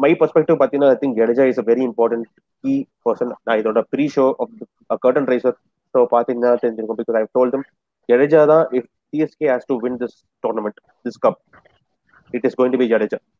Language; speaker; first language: English; non-native, local second language; Tamil